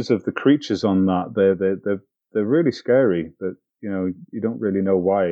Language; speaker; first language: English; native; English